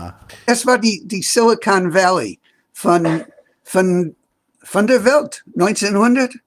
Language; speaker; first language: German; non-native, fluent; English